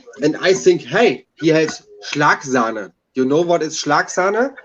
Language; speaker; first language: English; non-native, learner; German